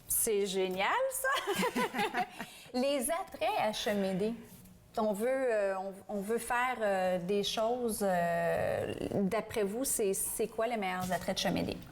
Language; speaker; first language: French; native; French